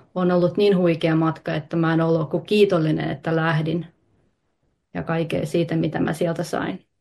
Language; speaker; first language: Finnish; early bilingual, other home language; Russian